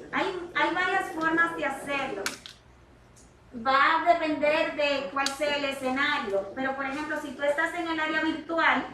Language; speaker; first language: Spanish; native; Spanish